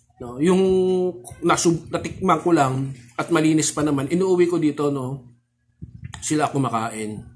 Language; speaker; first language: Filipino; native; Filipino